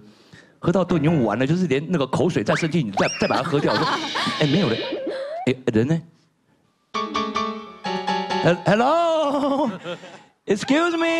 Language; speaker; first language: Chinese; native; Chinese